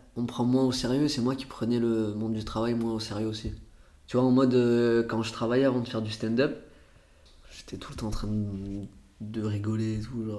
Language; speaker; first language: French; early bilingual, other home language; Portuguese